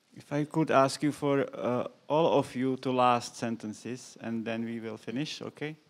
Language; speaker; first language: English; non-native, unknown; Czech